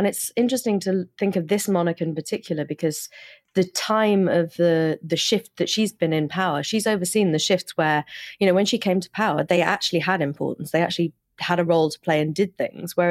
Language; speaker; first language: English; native; English